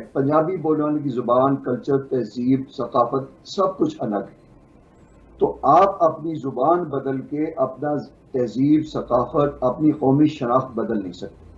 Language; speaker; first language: Urdu; non-native, local second language; Punjabi